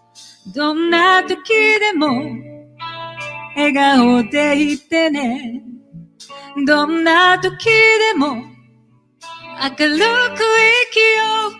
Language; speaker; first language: Japanese; native; Japanese